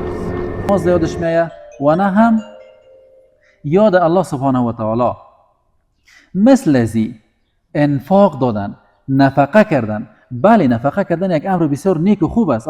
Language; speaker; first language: Persian; native; Persian